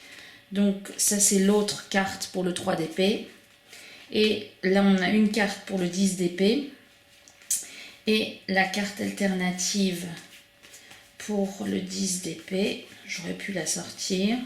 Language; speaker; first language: French; native; French